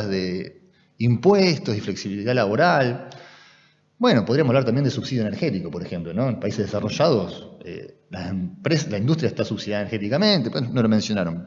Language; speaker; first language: Spanish; native; Spanish